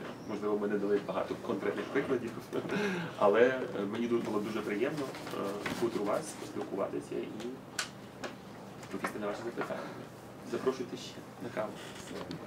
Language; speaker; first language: Ukrainian; native; Ukrainian